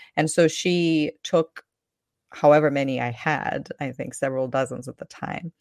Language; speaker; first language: English; non-native, fluent; Ukrainian